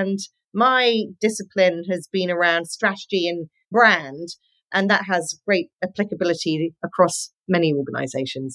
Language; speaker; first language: English; native; English